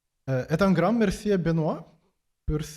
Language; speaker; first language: French; non-native, fluent; Ukrainian